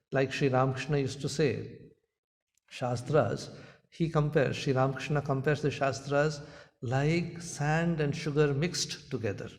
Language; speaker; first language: English; non-native, local second language; Hindi